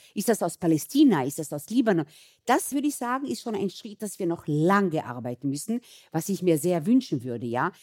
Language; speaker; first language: German; early bilingual, other home language; Hebrew